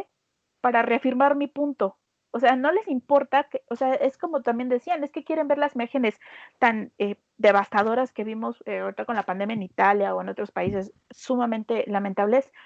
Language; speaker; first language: Spanish; native; Spanish